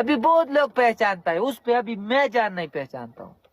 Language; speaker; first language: Hindi; non-native, fluent; Pashto